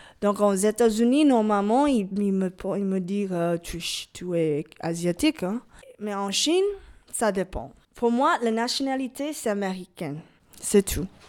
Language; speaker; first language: French; non-native, learner; English